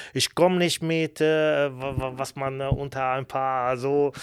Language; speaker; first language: German; non-native, learner; Italian